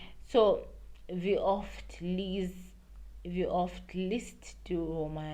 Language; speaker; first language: German; non-native, learner; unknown